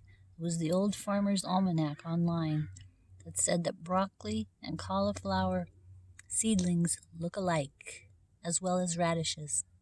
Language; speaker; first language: English; native; English